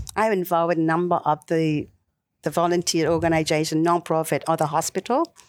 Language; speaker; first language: English; non-native, learner; Vietnamese